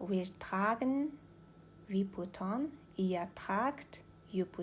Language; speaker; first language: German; non-native, learner; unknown